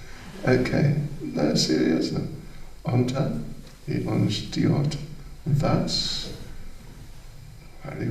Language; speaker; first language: Russian; non-native, learner; English